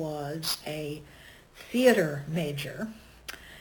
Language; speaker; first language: English; native; English